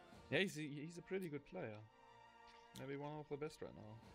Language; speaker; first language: English; non-native, fluent; German